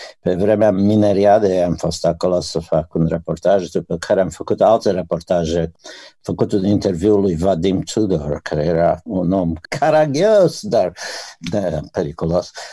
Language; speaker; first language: Romanian; native; Romanian